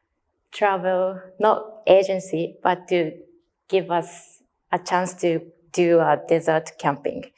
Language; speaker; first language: English; non-native, learner; Japanese